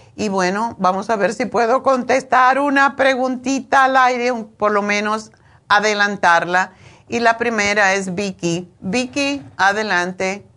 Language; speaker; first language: Spanish; native; Spanish